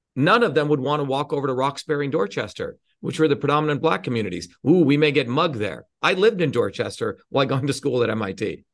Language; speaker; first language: English; early bilingual, other home language; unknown